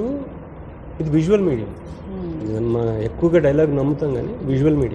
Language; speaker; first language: Telugu; native; Telugu